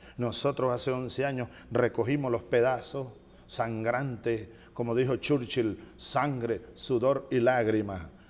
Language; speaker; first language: Spanish; native; Spanish